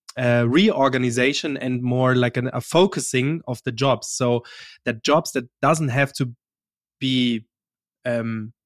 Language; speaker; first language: English; non-native, fluent; German